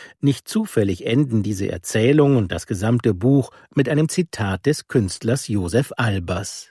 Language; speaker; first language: German; native; German